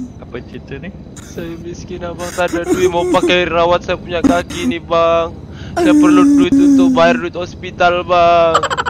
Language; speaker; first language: Malay; native; Malay